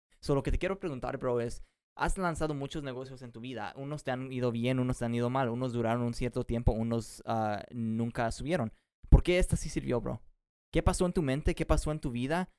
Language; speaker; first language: Spanish; early bilingual, heritage; Spanish